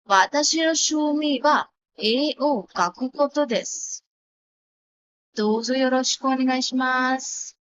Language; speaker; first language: Japanese; non-native, fluent; Hindi